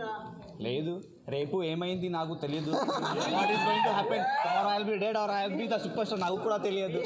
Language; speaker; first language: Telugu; non-native, learner; Hindi